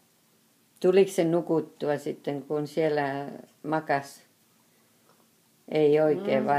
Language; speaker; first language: Finnish; early bilingual, heritage; Finnish